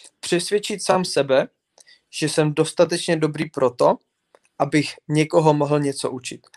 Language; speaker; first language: Czech; native; Czech